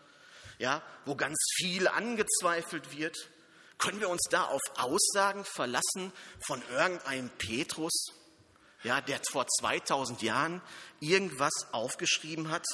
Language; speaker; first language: German; native; German